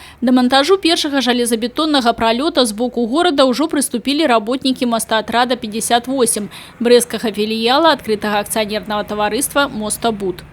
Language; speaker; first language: Belarusian; native; Belarusian